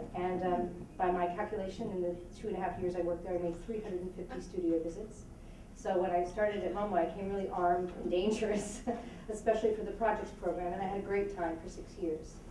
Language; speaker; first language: English; native; English